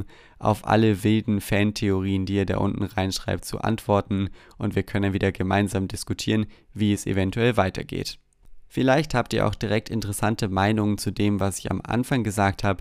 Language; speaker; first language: German; native; German